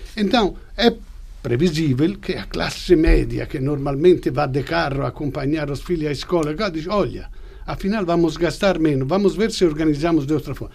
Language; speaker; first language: Portuguese; non-native, fluent; Italian